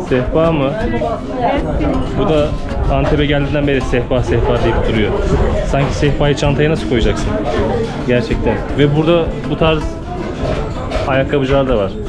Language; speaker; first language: Turkish; native; Turkish